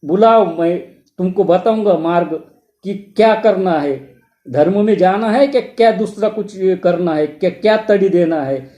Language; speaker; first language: Hindi; non-native, local second language; Marathi